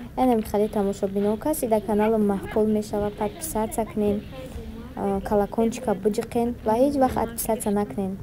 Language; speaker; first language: Tajik; native; Tajik